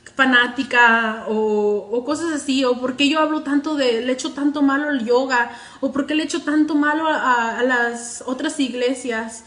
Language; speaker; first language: Spanish; native; Spanish